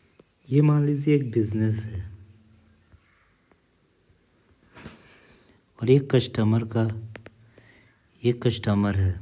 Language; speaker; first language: Hindi; native; Hindi